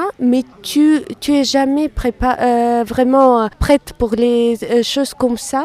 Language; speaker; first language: French; non-native, fluent; Russian